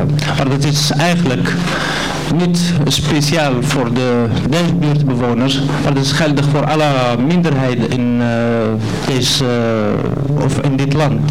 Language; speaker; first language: Dutch; non-native, learner; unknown